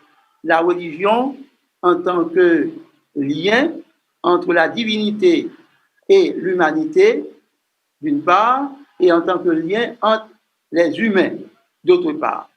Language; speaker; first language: French; non-native, local second language; Haitian Creole